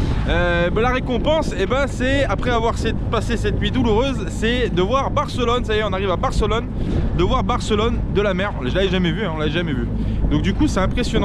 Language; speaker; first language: French; native; French